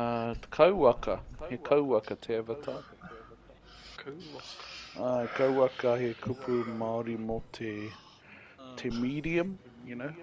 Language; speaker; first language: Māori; non-native, local second language; English